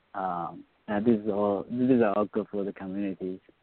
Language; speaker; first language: English; non-native, fluent; Chinese